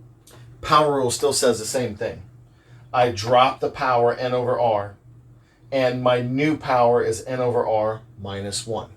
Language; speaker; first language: English; native; English